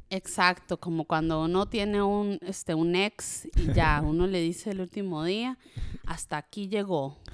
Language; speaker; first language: Spanish; early bilingual, other home language; French